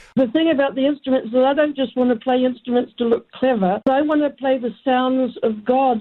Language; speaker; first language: English; native; English